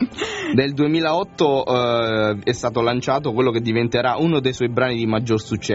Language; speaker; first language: Italian; native; Italian